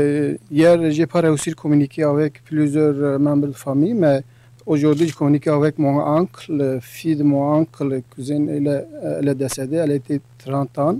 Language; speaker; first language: French; non-native, learner; Kurdish